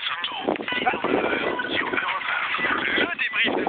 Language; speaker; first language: French; native; French